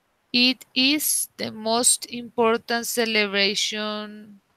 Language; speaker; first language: English; non-native, learner; Spanish